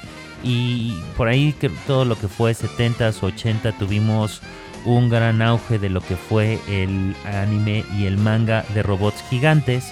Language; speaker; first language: Spanish; native; Spanish